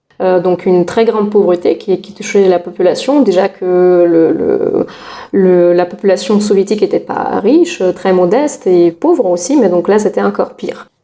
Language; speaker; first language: French; non-native, fluent; Russian